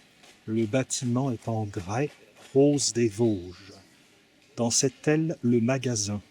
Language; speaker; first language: French; native; French